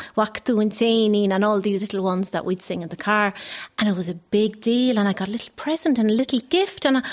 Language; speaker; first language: English; non-native, local second language; Irish